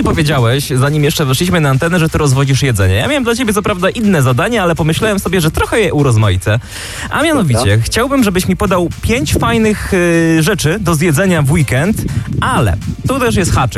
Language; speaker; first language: Polish; native; Polish